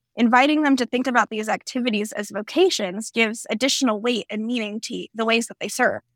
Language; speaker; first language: English; native; English